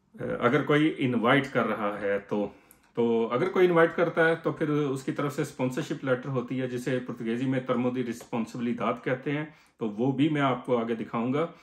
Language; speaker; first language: Urdu; native; Urdu